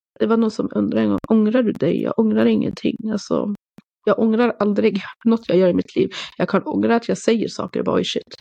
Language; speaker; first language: Swedish; early bilingual, other home language; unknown